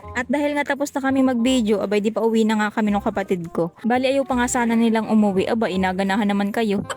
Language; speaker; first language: Filipino; native; Filipino